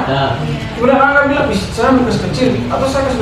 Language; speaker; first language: Indonesian; native; Indonesian